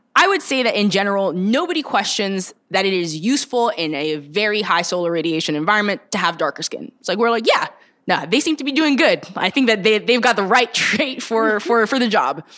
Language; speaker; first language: English; early bilingual, other home language; Bulgarian